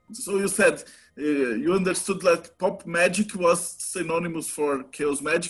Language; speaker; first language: English; non-native, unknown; Portuguese